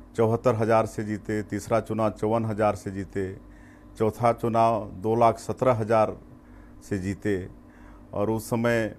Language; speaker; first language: Hindi; native; Hindi